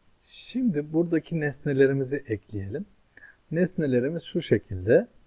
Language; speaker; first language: Turkish; native; Turkish